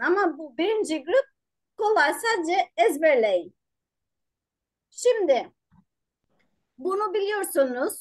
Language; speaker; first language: Turkish; non-native, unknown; Albanian